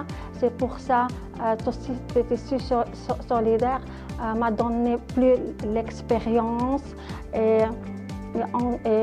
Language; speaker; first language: French; non-native, learner; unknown